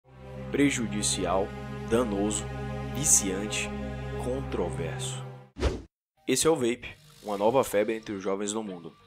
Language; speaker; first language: Portuguese; native; Portuguese